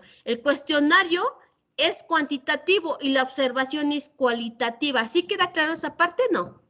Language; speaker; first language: Spanish; native; Spanish